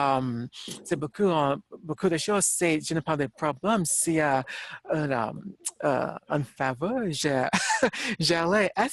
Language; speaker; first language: French; non-native, learner; English